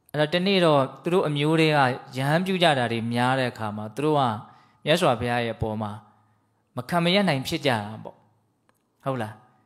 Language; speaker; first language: Burmese; native; Burmese